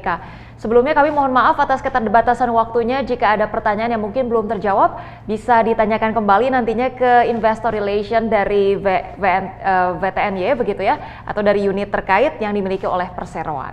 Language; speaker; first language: Indonesian; native; Indonesian